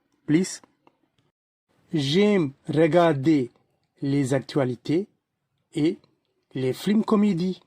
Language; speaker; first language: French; non-native, fluent; Tamil